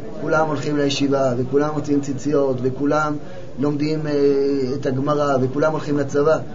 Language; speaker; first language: Hebrew; native; Hebrew